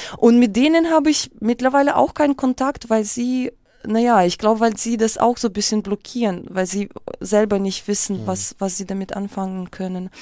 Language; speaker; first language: German; early bilingual, other home language; Russian